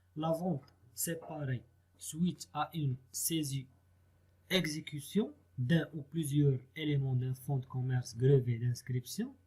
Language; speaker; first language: French; non-native, local second language; Arabic